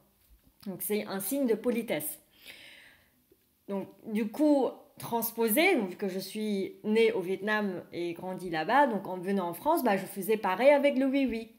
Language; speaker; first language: French; early bilingual, other home language; Vietnamese